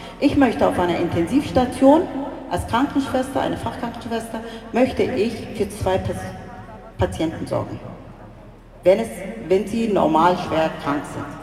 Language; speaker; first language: German; early bilingual, other home language; Turkish